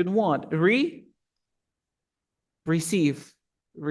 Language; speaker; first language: English; non-native, fluent; Spanish